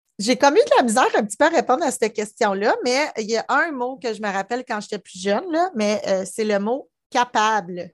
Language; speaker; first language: French; native; French